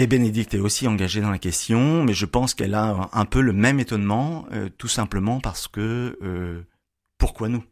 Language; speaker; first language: French; native; French